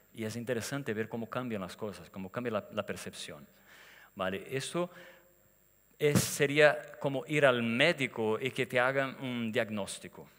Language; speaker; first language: Spanish; non-native, fluent; Portuguese